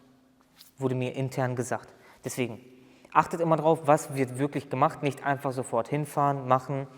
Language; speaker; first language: German; native; German